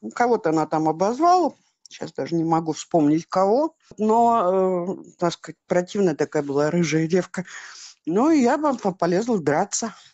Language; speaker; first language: Russian; native; Russian